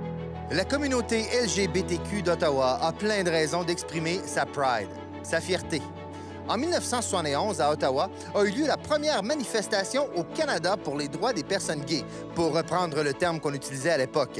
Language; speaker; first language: French; native; French